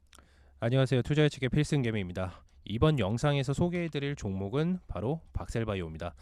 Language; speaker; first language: Korean; native; Korean